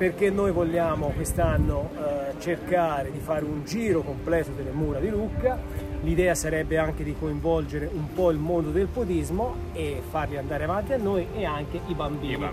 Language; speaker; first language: Italian; native; Italian